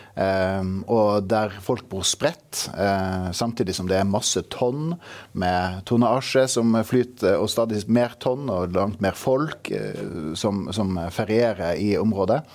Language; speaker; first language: Norwegian; native; Norwegian